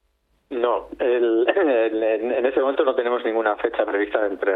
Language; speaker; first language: Spanish; native; Spanish